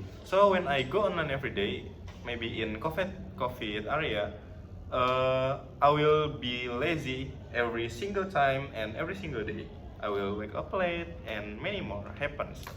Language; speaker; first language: English; non-native, learner; Indonesian